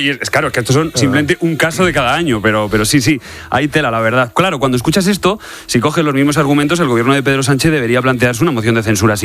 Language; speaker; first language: Spanish; native; Spanish